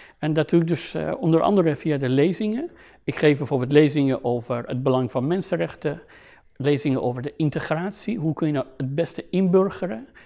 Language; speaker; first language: Dutch; non-native, fluent; Persian